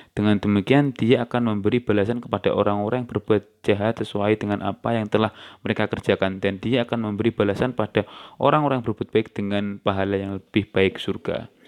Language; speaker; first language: Indonesian; non-native, local second language; Javanese